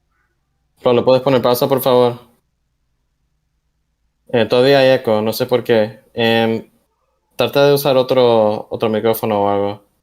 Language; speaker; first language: Spanish; early bilingual, heritage; Spanish